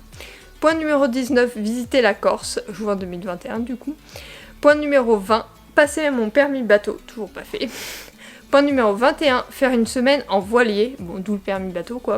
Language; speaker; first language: French; native; French